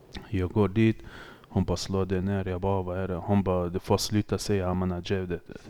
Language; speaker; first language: Swedish; early bilingual, other home language; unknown